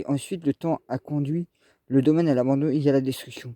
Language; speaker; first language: French; native; French